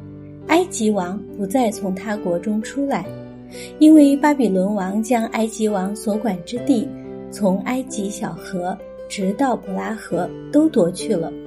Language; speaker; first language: Chinese; native; Chinese